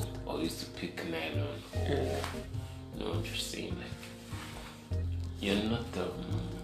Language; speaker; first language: English; non-native, local second language; Yoruba